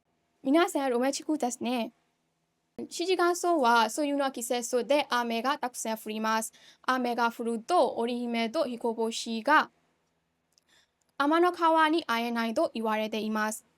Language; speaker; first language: Japanese; non-native, learner; Burmese